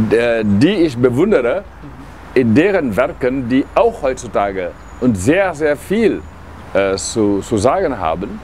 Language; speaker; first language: German; non-native, fluent; Wolof